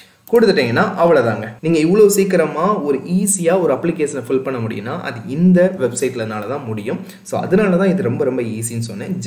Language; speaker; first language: Tamil; native; Tamil